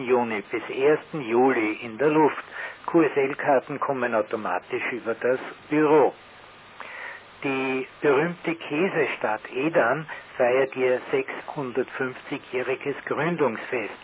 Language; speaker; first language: German; native; German